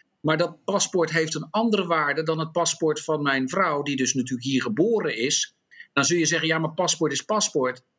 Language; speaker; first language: Dutch; native; Dutch